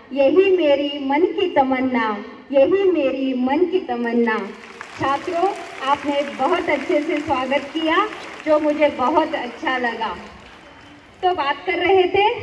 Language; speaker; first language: Hindi; non-native, local second language; Marathi